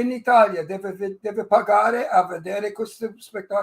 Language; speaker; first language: Italian; early bilingual, heritage; English